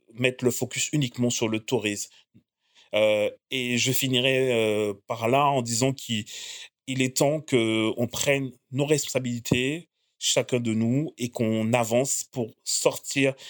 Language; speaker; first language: French; native; French